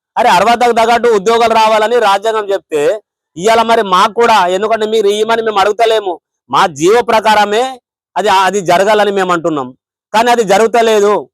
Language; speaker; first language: Telugu; non-native, local second language; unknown